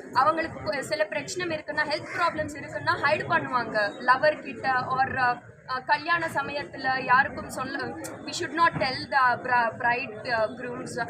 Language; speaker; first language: Tamil; non-native, learner; Telugu